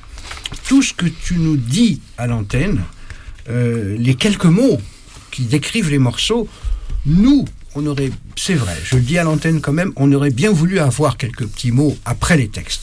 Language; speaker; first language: French; native; French